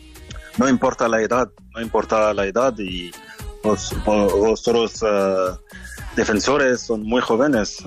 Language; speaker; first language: Spanish; non-native, fluent; French